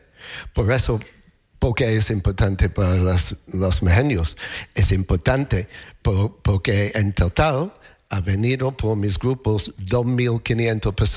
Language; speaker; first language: Spanish; non-native, learner; English